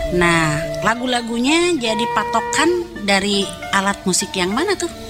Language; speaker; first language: Indonesian; native; Indonesian